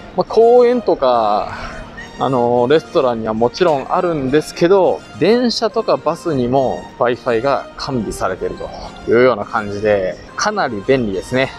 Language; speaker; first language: Japanese; native; Japanese